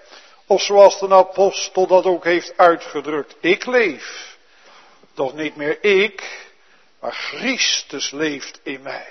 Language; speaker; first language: Dutch; native; Dutch